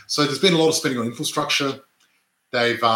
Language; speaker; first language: English; native; English